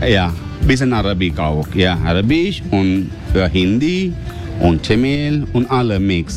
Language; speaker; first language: German; non-native, learner; Sinhala